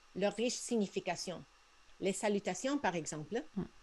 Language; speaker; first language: French; non-native, fluent; Spanish